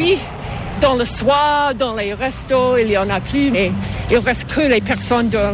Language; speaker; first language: French; non-native, fluent; English